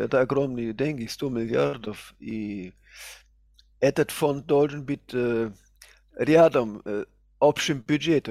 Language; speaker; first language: Russian; non-native, fluent; German